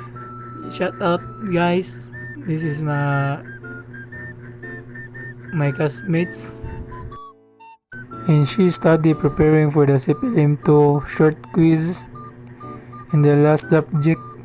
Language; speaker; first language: English; non-native, learner; Cebuano